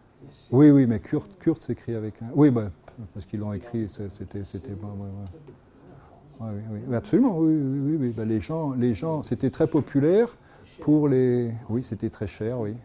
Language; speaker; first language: French; native; French